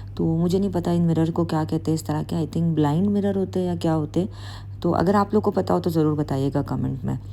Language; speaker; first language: Urdu; native; Urdu